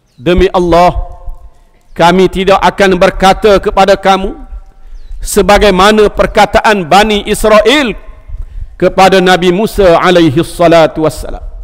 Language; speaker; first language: Malay; native; Malay